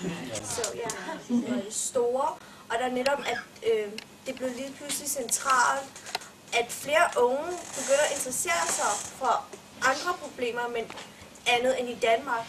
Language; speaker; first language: Danish; early bilingual, other home language; Vietnamese